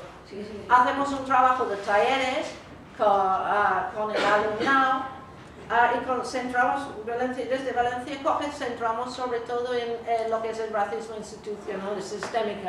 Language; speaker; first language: Spanish; non-native, fluent; English